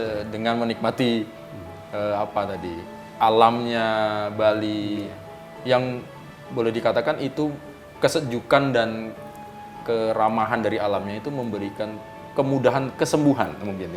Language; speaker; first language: Indonesian; native; Indonesian